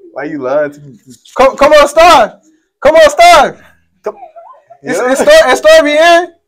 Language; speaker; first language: English; native; English